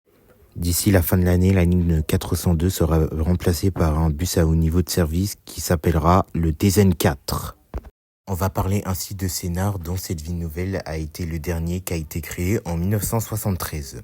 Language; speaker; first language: French; native; French